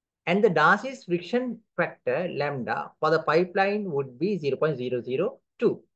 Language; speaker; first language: English; non-native, local second language; Sinhala